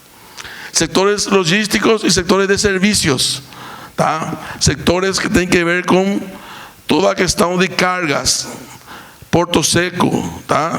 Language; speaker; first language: Portuguese; non-native, fluent; Spanish